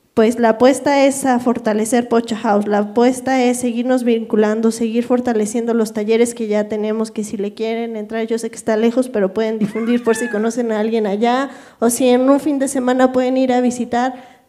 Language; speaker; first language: Spanish; native; Spanish